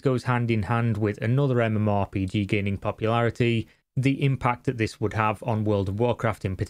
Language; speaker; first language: English; native; English